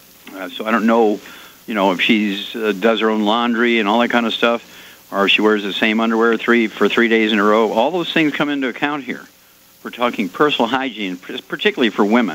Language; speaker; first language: English; native; English